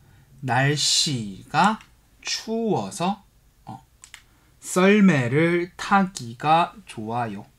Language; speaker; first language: Korean; non-native, fluent; Chinese